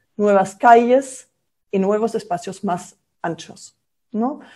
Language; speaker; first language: Spanish; non-native, fluent; German